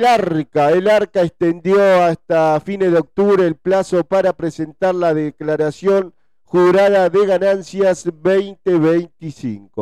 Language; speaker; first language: Spanish; native; Spanish